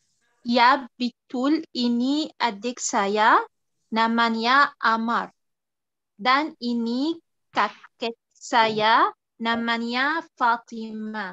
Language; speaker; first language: Indonesian; non-native, learner; Arabic